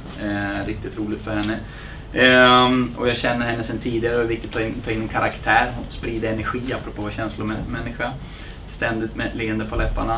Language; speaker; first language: Swedish; native; Swedish